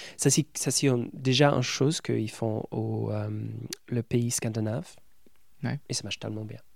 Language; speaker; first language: French; non-native, fluent; English